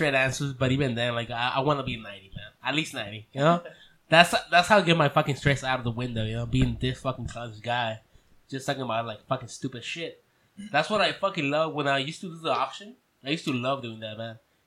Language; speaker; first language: English; non-native, fluent; Spanish